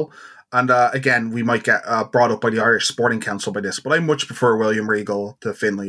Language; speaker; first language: English; native; English